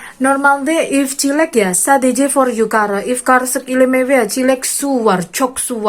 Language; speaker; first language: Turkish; non-native, learner; Indonesian